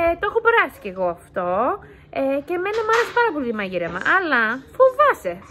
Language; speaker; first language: Greek; early bilingual, heritage; English